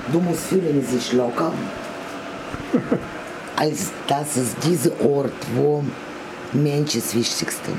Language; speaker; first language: German; non-native, learner; Russian